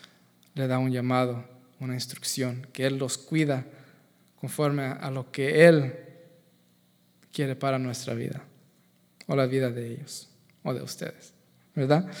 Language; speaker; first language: Spanish; native; Spanish